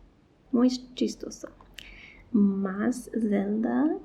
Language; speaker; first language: Spanish; non-native, fluent; English